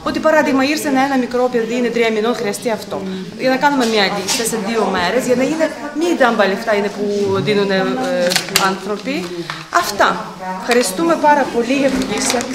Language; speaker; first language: Greek; non-native, learner; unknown